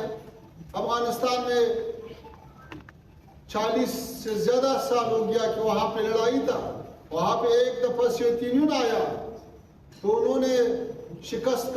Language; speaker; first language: Hindi; non-native, fluent; Pashto